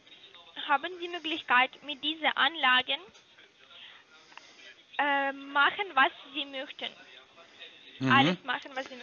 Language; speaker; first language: German; non-native, learner; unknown